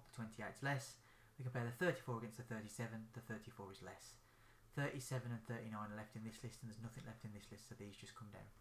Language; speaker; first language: English; native; English